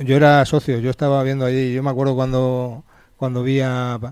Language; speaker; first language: Spanish; native; Spanish